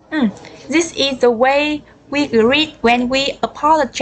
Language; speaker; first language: English; non-native, fluent; Vietnamese